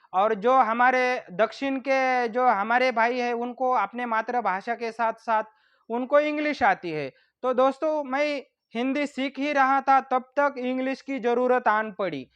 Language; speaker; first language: Hindi; non-native, local second language; Marathi